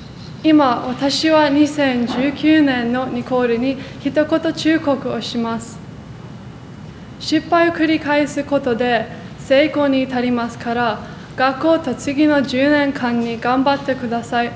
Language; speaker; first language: Japanese; non-native, learner; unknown